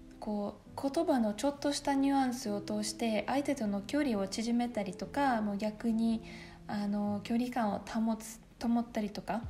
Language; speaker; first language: Japanese; non-native, fluent; Russian